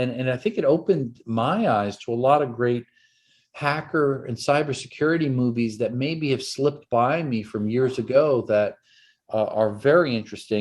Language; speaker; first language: English; native; English